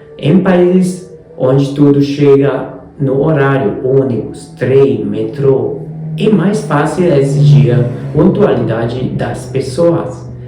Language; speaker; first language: Portuguese; non-native, fluent; Hungarian